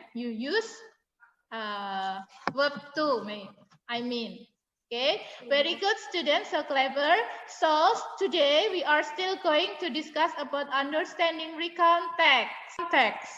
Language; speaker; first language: English; non-native, fluent; Indonesian